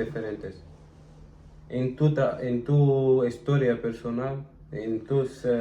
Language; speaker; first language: Spanish; non-native, fluent; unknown